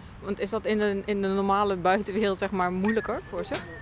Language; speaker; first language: Dutch; native; Dutch